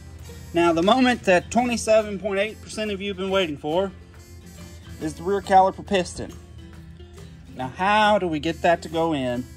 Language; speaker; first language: English; native; English